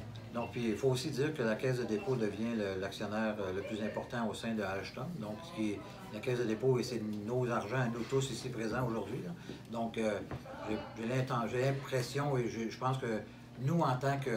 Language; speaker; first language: French; native; French